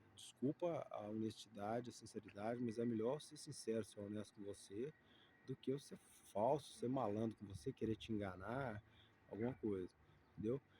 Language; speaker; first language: Portuguese; native; Portuguese